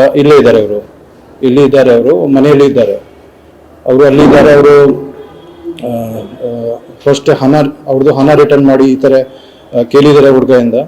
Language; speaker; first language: Kannada; non-native, local second language; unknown